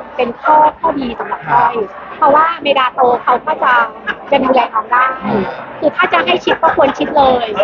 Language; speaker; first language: Thai; native; Thai